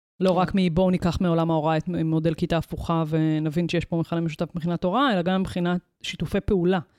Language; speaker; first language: Hebrew; native; Hebrew